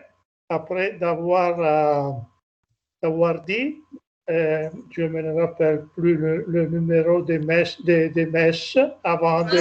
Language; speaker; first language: French; non-native, learner; Italian